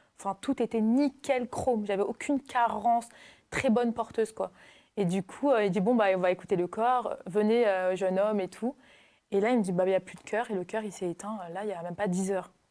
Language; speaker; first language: French; native; French